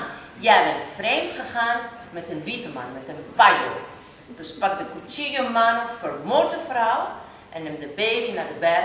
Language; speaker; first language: Dutch; non-native, fluent; Spanish